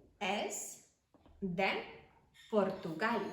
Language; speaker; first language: Spanish; non-native, fluent; Ukrainian